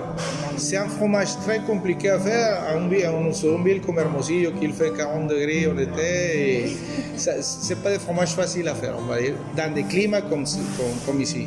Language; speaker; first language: French; non-native, fluent; Spanish